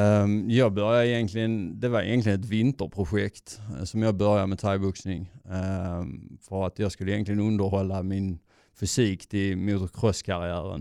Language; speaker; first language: Swedish; native; Swedish